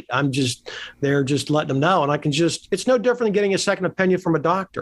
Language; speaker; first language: English; native; English